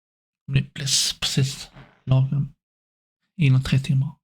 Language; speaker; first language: Swedish; non-native, learner; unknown